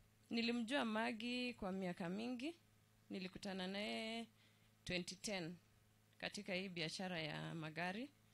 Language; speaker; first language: Swahili; non-native, local second language; Kalenjin